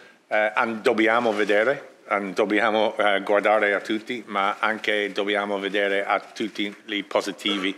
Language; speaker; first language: Italian; non-native, learner; English